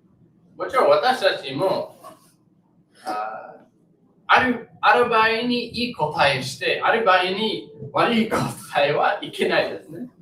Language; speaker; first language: Japanese; non-native, learner; English